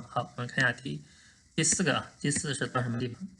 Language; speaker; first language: Chinese; native; Chinese